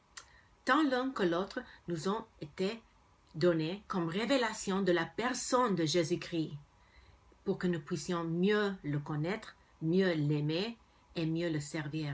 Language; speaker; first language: French; non-native, fluent; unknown